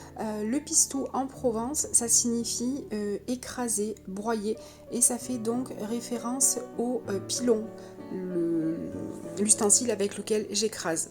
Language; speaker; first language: French; native; French